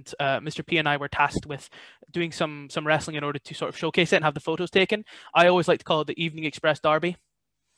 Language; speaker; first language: English; native; English